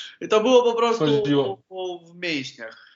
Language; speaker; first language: Polish; non-native, learner; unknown